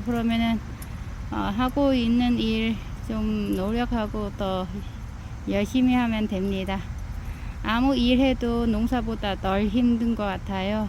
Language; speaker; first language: Korean; non-native, learner; Vietnamese